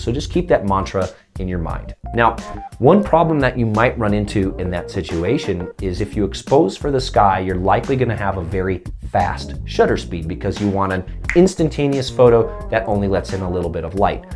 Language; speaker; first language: English; native; English